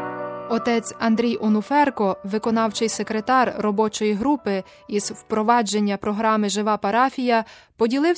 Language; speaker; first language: Ukrainian; native; Ukrainian